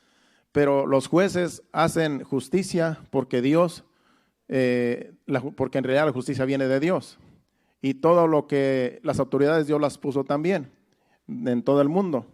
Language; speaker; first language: Spanish; native; Spanish